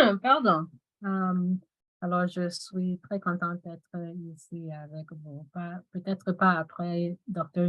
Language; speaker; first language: French; non-native, fluent; English